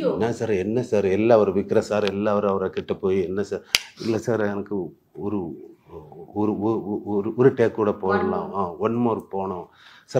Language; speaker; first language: Tamil; non-native, learner; Malayalam